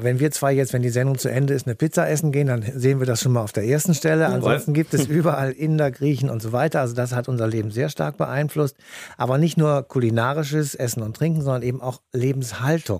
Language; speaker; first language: German; native; German